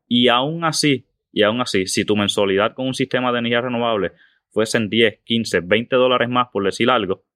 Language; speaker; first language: Spanish; native; Spanish